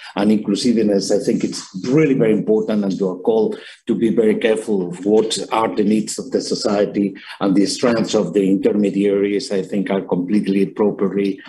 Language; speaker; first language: English; non-native, fluent; Spanish